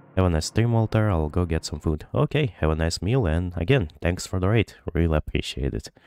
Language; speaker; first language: English; non-native, fluent; Russian